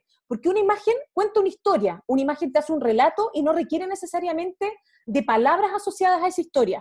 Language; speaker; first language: Spanish; native; Spanish